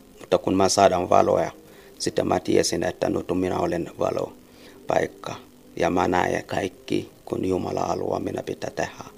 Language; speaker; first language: Finnish; non-native, learner; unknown